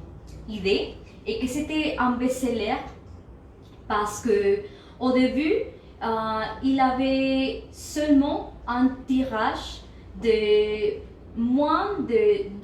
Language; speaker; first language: French; non-native, learner; Spanish